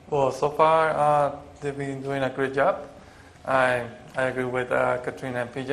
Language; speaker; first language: English; non-native, fluent; Spanish